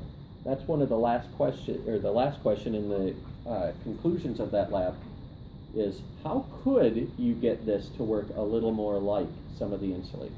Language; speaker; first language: English; native; English